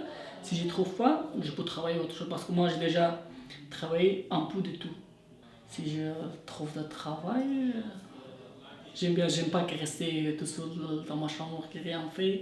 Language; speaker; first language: French; non-native, learner; Persian